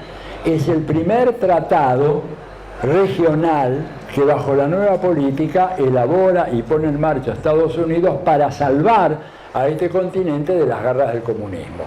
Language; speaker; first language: Spanish; native; Spanish